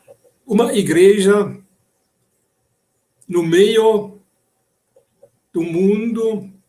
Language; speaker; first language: Portuguese; non-native, fluent; German